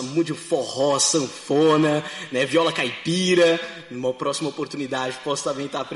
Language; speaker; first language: Portuguese; native; Portuguese